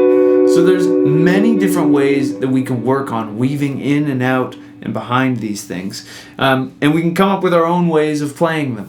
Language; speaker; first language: English; native; English